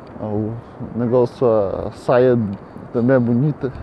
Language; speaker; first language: Portuguese; native; Portuguese